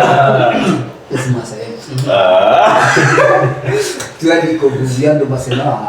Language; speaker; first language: French; non-native, learner; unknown